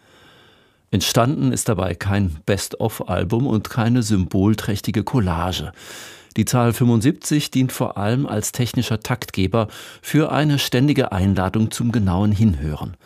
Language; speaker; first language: German; native; German